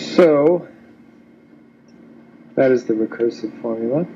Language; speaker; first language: English; native; English